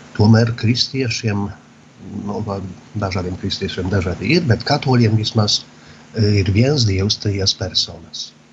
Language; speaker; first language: Latvian; non-native, fluent; Polish